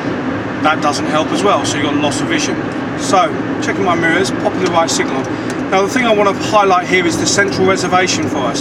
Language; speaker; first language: English; native; English